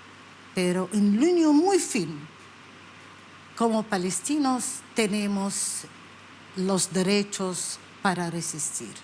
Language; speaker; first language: Spanish; non-native, learner; Arabic